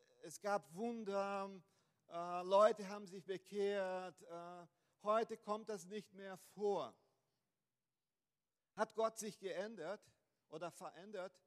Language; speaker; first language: German; non-native, fluent; Portuguese